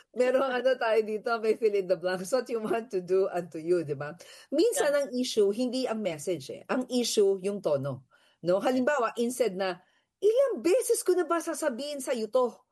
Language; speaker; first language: Filipino; native; Filipino